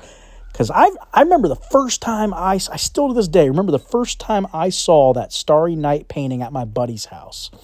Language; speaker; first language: English; native; English